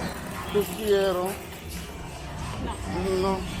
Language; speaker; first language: Spanish; non-native, learner; English